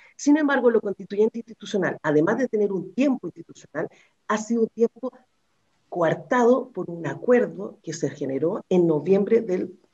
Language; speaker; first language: Spanish; native; Spanish